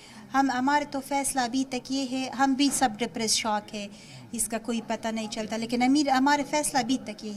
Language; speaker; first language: Hindi; non-native, fluent; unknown